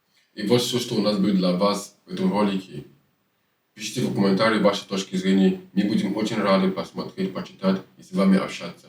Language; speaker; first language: Russian; non-native, fluent; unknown